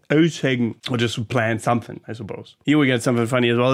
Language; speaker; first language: English; non-native, fluent; German